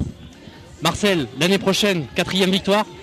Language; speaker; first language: French; native; French